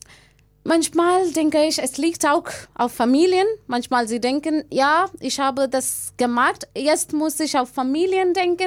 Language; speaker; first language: German; non-native, fluent; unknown